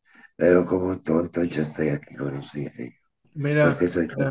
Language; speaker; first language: Spanish; non-native, fluent; Italian